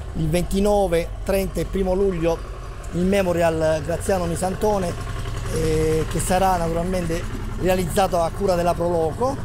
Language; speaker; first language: Italian; native; Italian